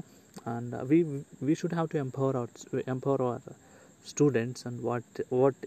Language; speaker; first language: English; non-native, local second language; Telugu